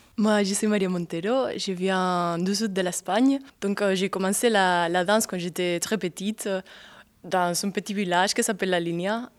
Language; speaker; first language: French; non-native, fluent; Spanish